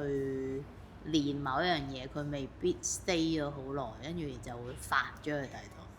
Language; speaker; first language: Cantonese; native; Cantonese